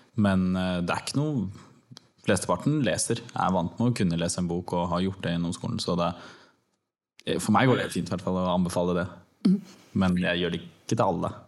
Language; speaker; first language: Norwegian; early bilingual, other home language; Turkish